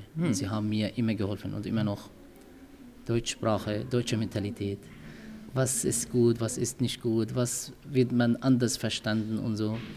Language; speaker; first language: German; non-native, learner; Arabic